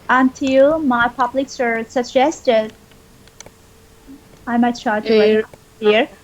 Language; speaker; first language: English; non-native, fluent; Vietnamese